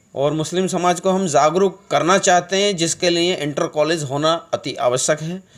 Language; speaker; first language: Hindi; native; Hindi